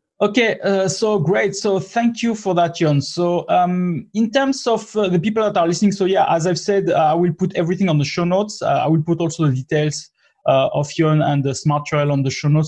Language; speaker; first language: English; non-native, fluent; French